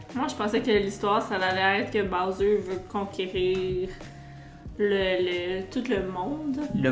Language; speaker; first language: French; native; French